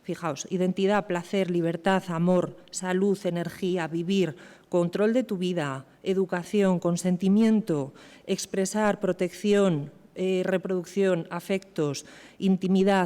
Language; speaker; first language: Spanish; native; Spanish